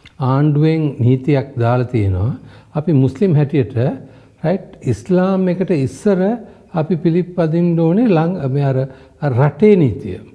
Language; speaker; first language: Sinhala; non-native, local second language; Tamil